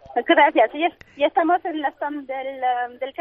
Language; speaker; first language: Spanish; non-native, fluent; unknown